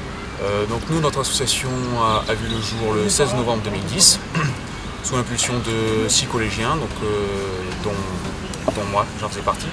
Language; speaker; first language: French; native; French